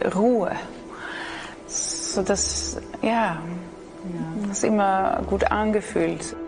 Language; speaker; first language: German; non-native, learner; Dutch